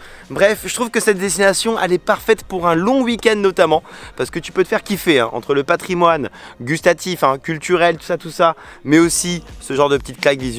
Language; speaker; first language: French; native; French